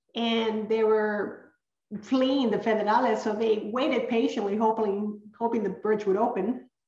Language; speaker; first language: English; early bilingual, other home language; Spanish